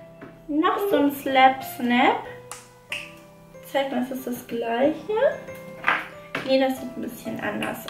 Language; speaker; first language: German; native; German